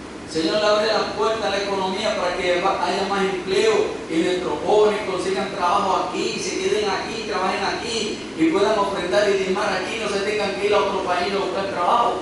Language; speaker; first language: Spanish; native; Spanish